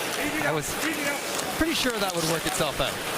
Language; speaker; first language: English; native; English